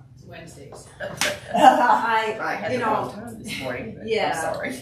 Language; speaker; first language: English; native; English